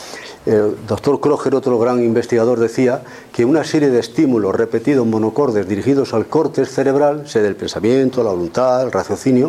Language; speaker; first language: Spanish; native; Spanish